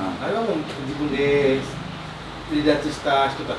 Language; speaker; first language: Japanese; non-native, fluent; Indonesian